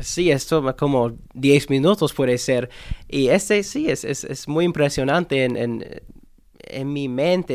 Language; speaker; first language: Spanish; non-native, learner; English